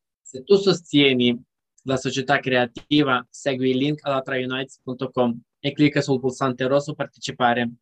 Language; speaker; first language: Italian; non-native, fluent; Russian